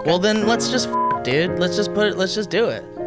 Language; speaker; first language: English; native; English